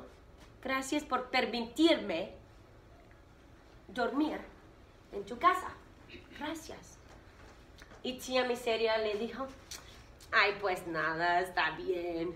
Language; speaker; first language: Spanish; non-native, fluent; English